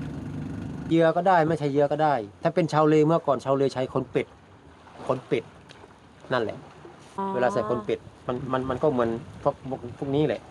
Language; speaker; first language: Thai; non-native, local second language; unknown